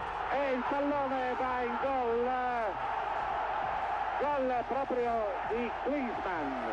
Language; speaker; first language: Italian; native; Italian